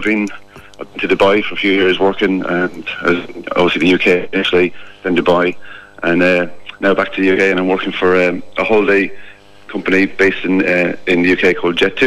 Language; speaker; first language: English; native; English